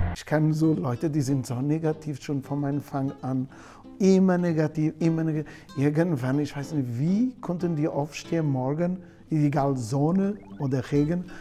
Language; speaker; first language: German; non-native, learner; Portuguese